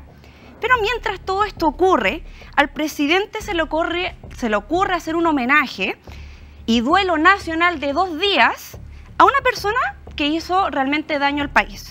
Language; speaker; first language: Spanish; native; Spanish